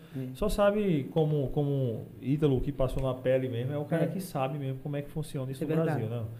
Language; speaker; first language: Portuguese; native; Portuguese